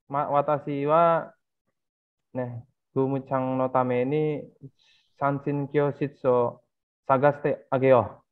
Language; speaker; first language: Japanese; non-native, fluent; Indonesian